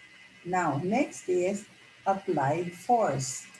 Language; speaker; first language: English; non-native, local second language; Filipino